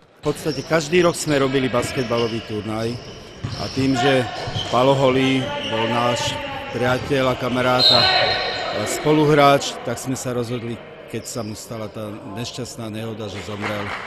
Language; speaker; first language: Slovak; native; Slovak